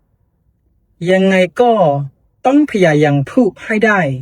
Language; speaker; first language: Thai; non-native, learner; Burmese